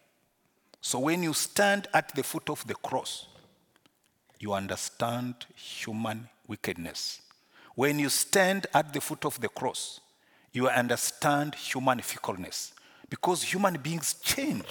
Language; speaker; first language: English; non-native, local second language; Kinyarwanda